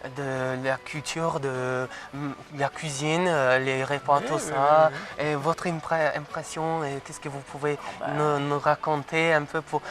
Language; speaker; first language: French; non-native, fluent; Azerbaijani